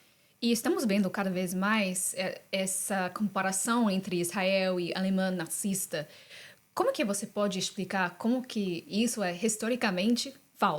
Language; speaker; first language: Portuguese; non-native, fluent; English